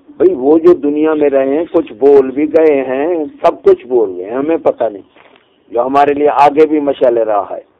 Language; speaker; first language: Urdu; non-native, local second language; Punjabi